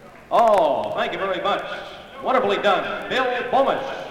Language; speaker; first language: English; early bilingual, other home language; Ukrainian